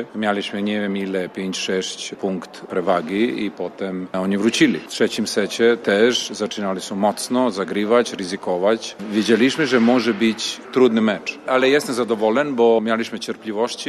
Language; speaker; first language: Polish; non-native, fluent; Serbian